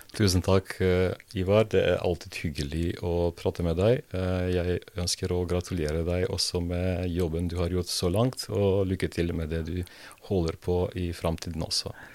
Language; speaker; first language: Norwegian; non-native, fluent; Serbian